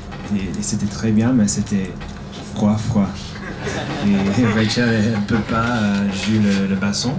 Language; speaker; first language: French; non-native, learner; English